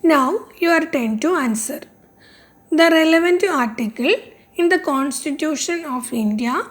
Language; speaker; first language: English; non-native, local second language; Malayalam